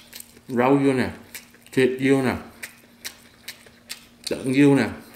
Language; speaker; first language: Vietnamese; native; Vietnamese